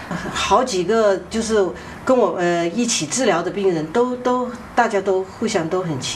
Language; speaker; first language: Chinese; non-native, fluent; Thai